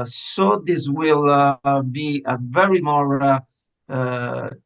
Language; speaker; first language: English; non-native, fluent; Italian